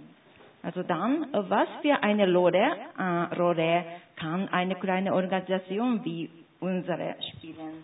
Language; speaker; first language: German; non-native, fluent; Japanese